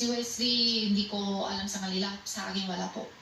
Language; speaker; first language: Filipino; non-native, learner; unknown